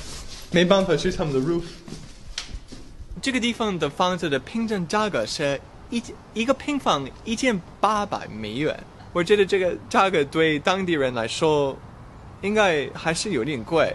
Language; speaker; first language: Chinese; non-native, fluent; English